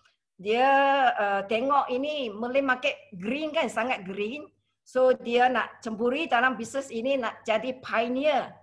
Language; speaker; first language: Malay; non-native, local second language; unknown